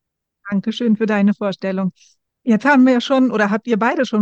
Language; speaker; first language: German; native; German